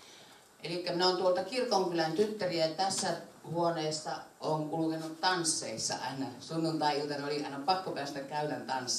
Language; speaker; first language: Finnish; native; Finnish